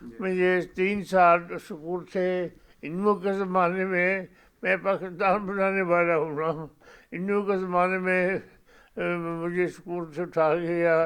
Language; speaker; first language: Urdu; non-native, local second language; Northern Hindko